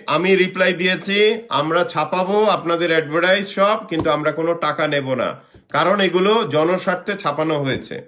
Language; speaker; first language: Bangla; native; Bangla